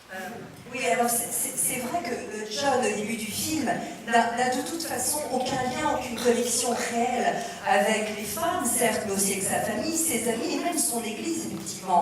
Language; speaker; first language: French; native; French